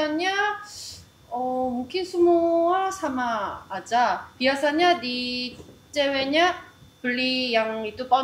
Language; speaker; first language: Indonesian; non-native, learner; Korean